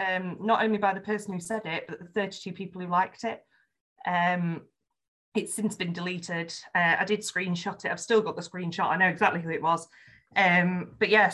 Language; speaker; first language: English; native; English